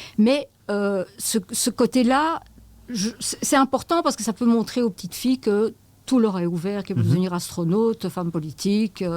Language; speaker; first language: French; native; French